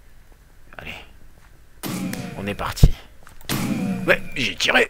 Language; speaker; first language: French; native; French